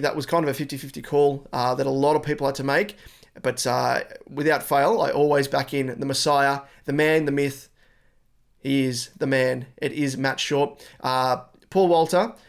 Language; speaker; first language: English; native; English